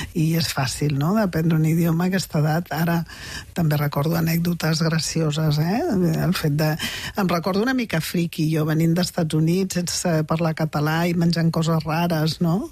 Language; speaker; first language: Catalan; early bilingual, other home language; Spanish